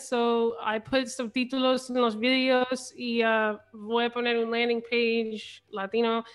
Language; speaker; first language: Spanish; early bilingual, heritage; English